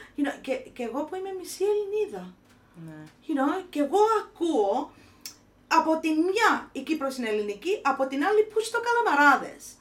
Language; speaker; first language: Greek; early bilingual, heritage; Greek